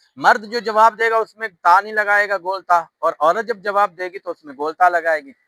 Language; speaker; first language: Urdu; native; Urdu